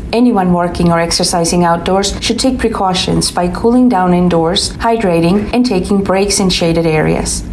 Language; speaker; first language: English; native; English